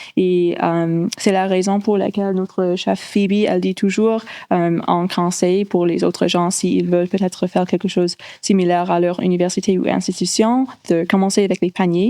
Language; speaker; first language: French; non-native, local second language; English